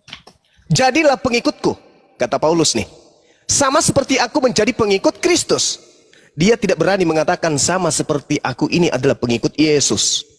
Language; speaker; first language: Indonesian; native; Indonesian